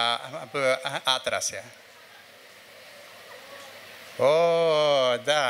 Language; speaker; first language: Russian; non-native, fluent; Japanese